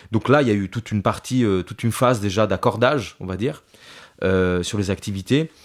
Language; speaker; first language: French; non-native, fluent; Italian